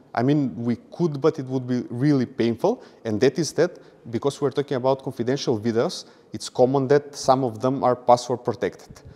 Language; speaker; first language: English; non-native, fluent; Macedonian